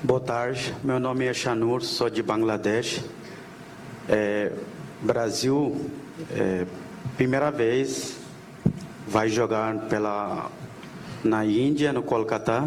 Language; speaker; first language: Portuguese; non-native, learner; Bangla